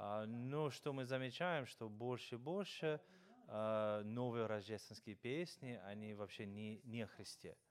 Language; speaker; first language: Russian; non-native, fluent; English